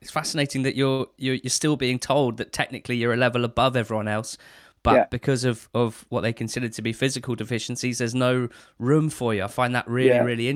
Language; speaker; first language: English; native; English